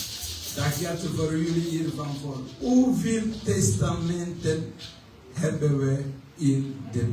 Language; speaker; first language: Dutch; non-native, learner; French